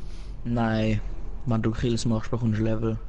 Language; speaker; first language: German; native; German